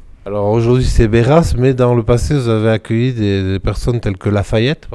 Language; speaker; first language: French; native; French